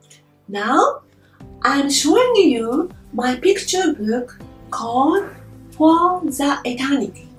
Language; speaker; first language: English; non-native, learner; Japanese